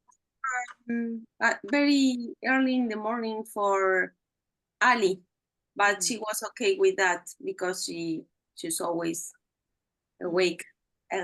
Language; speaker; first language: English; non-native, learner; Spanish